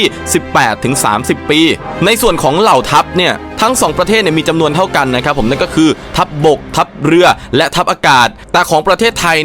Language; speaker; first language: Thai; native; Thai